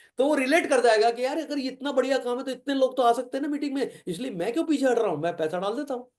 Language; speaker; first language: Hindi; native; Hindi